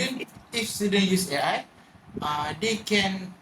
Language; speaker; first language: English; non-native, learner; Malay